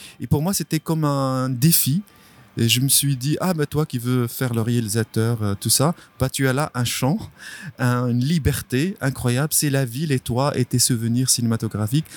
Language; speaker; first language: French; non-native, local second language; Arabic